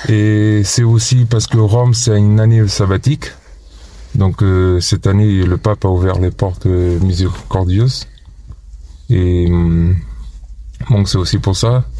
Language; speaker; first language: French; non-native, fluent; Portuguese